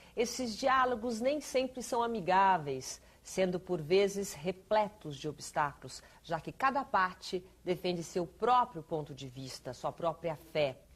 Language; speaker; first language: Portuguese; native; Portuguese